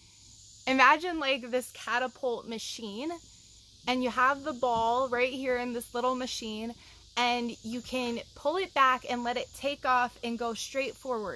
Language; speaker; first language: English; native; English